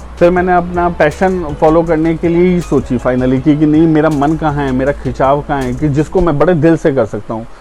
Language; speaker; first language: Hindi; native; Hindi